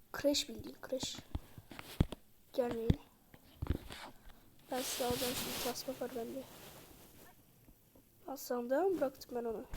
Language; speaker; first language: Turkish; native; Turkish